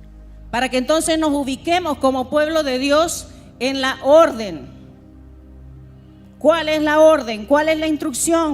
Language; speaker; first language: Spanish; native; Spanish